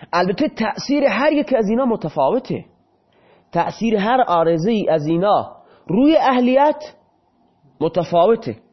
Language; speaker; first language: Persian; non-native, local second language; Baluchi